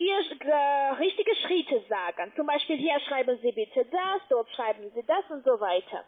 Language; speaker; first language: German; non-native, learner; Russian